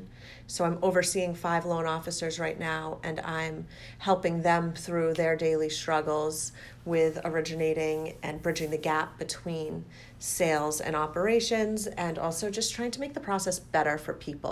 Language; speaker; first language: English; native; English